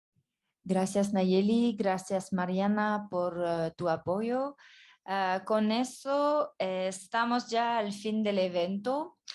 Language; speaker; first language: Spanish; non-native, fluent; French